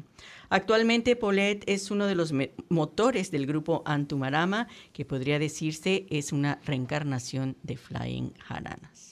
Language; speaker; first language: Spanish; native; Spanish